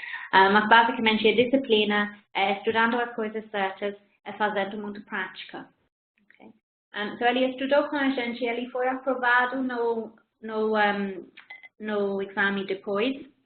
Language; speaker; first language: Portuguese; non-native, fluent; English